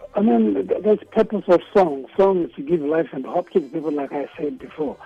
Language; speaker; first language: English; non-native, local second language; Shona